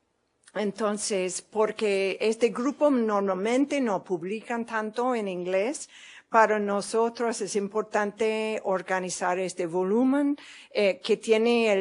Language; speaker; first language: Spanish; non-native, fluent; English